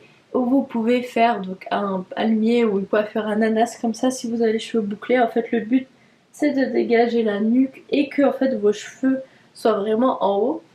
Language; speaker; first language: French; native; French